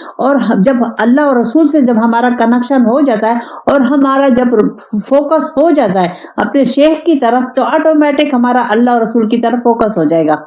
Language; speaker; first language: Urdu; non-native, local second language; Pashto